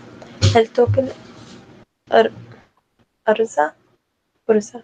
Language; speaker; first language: Arabic; non-native, learner; English